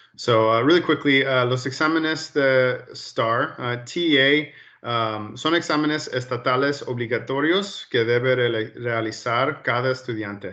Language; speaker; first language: Spanish; early bilingual, heritage; Spanish